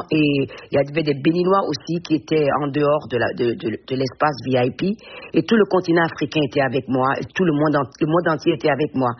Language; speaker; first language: French; non-native, local second language; Fon